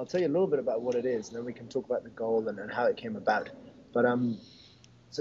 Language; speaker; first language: English; native; English